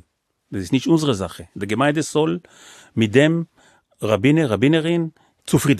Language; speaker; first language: German; non-native, fluent; Hebrew